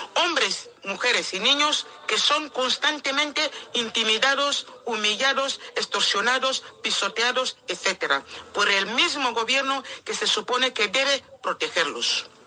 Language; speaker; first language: Spanish; non-native, local second language; Fang